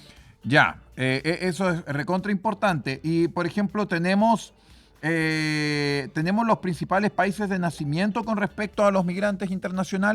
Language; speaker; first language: Spanish; native; Spanish